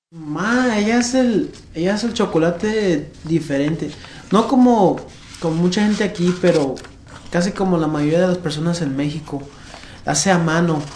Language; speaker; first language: Spanish; early bilingual, heritage; Spanish